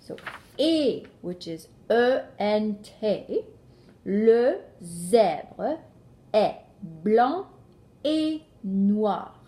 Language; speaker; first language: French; non-native, local second language; English